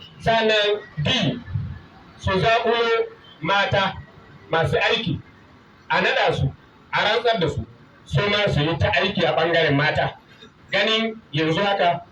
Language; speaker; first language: Hausa; native; Hausa